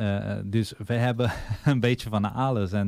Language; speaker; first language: Dutch; non-native, fluent; Portuguese